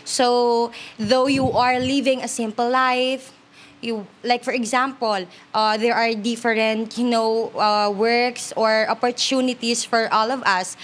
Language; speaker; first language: English; non-native, local second language; Hiligaynon